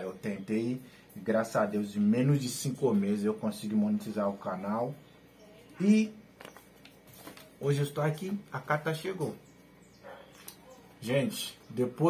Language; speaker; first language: Portuguese; non-native, learner; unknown